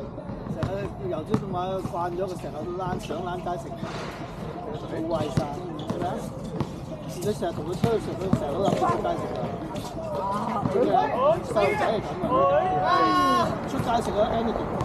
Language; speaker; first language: Cantonese; native; Cantonese